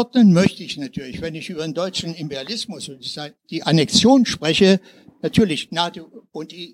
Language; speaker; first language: German; native; German